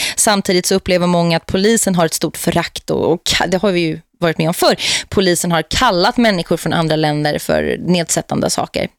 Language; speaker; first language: Swedish; native; Swedish